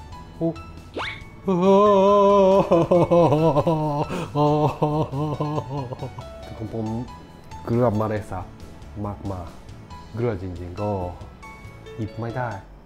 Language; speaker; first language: Thai; non-native, learner; Japanese